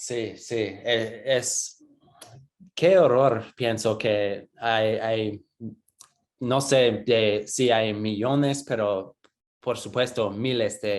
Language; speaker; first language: Spanish; non-native, fluent; English